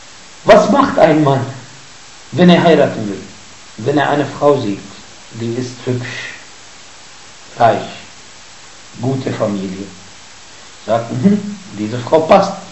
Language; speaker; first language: German; non-native, fluent; Arabic